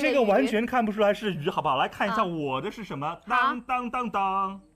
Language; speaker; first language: Chinese; native; Chinese